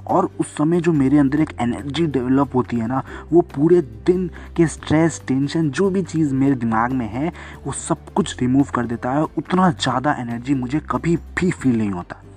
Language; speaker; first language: Hindi; native; Hindi